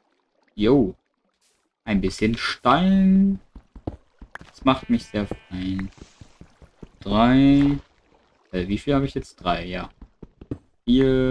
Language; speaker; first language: German; native; German